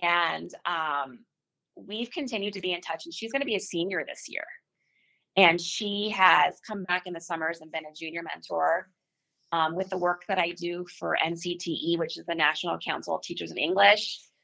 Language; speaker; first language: English; native; English